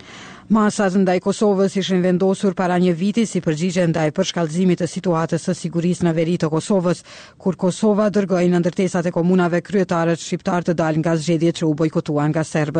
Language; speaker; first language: Albanian; native; Albanian